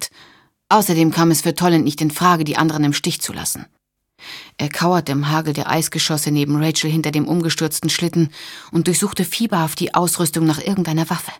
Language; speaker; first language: German; native; German